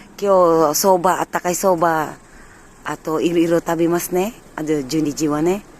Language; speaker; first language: Japanese; non-native, learner; Filipino